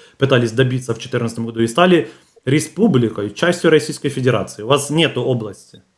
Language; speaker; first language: Russian; native; Russian